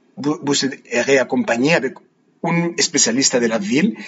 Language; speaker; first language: French; non-native, fluent; Spanish